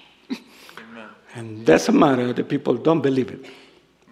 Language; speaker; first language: English; non-native, learner; Spanish